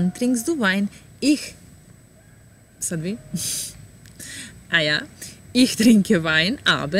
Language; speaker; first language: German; non-native, fluent; Serbian